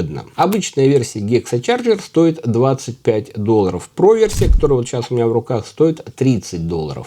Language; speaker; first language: Russian; native; Russian